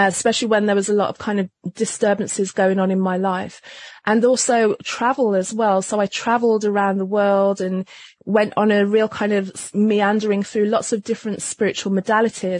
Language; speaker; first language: English; native; English